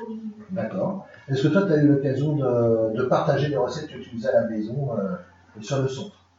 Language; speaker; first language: French; native; French